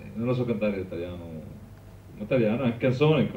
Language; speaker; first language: Italian; non-native, learner; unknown